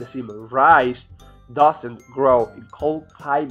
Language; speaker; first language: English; non-native, fluent; Spanish